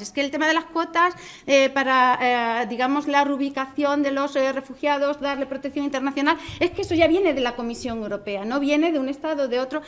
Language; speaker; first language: Spanish; native; Spanish